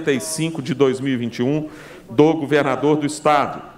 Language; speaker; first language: Portuguese; native; Portuguese